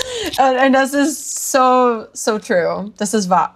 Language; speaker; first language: German; non-native, learner; English